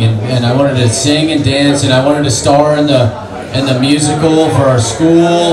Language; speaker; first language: English; native; English